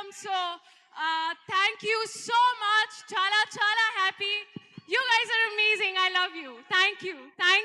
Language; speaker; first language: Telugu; non-native, learner; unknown